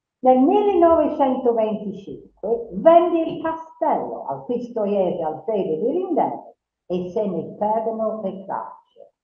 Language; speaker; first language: Italian; non-native, fluent; English